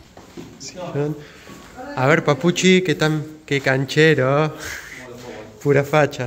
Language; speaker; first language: Spanish; native; Spanish